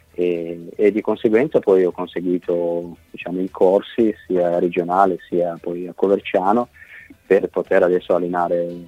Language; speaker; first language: Italian; non-native, fluent; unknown